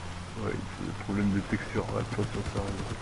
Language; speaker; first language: French; native; French